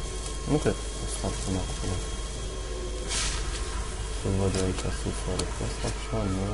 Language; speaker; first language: Romanian; native; Romanian